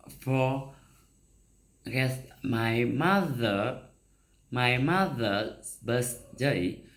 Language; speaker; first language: English; non-native, learner; Vietnamese